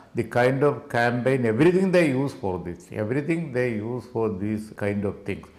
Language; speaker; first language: English; non-native, local second language; Malayalam